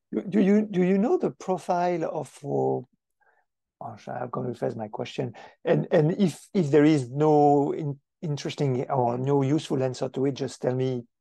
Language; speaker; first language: English; non-native, fluent; French